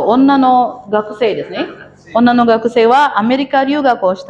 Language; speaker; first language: Japanese; non-native, fluent; Indonesian